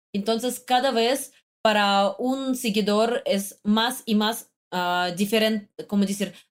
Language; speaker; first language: Spanish; non-native, fluent; Russian